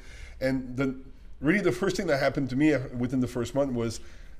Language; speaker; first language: English; non-native, fluent; French